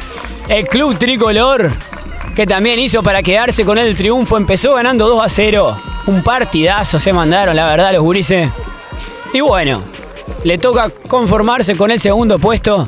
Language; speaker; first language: Spanish; native; Spanish